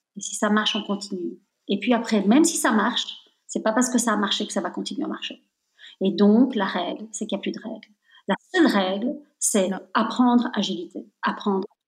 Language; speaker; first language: French; native; French